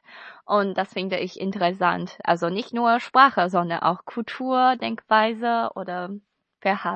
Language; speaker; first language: German; non-native, fluent; Chinese